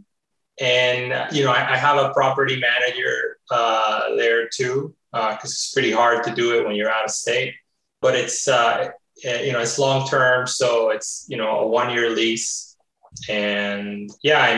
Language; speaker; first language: English; early bilingual, other home language; Spanish